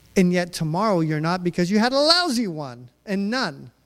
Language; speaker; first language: English; native; English